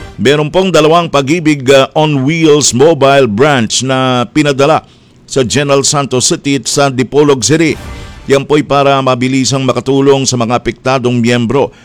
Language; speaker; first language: Filipino; native; Filipino